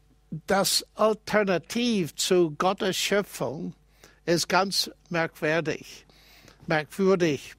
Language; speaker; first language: German; non-native, fluent; English